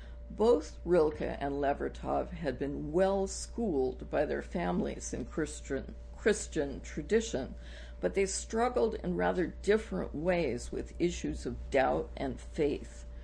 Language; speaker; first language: English; native; English